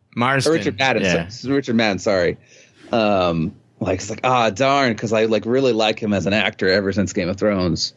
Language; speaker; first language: English; native; English